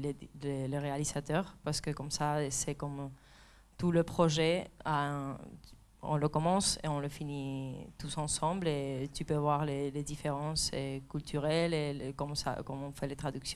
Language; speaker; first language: French; non-native, fluent; Spanish